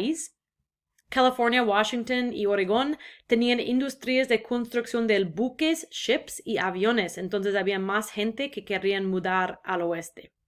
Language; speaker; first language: Spanish; non-native, fluent; English